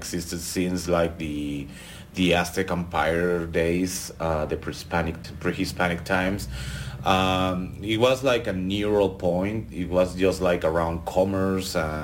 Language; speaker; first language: English; non-native, fluent; Spanish